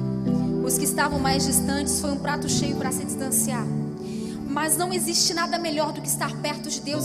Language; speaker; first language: Portuguese; native; Portuguese